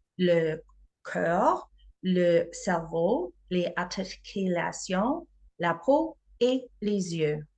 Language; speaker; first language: French; non-native, learner; English